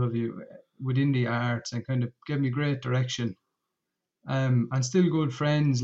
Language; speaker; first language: English; native; English